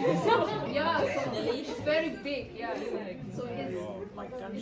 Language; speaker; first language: English; non-native, local second language; Indonesian